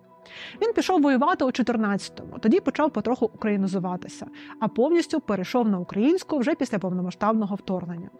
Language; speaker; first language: Ukrainian; non-native, local second language; Russian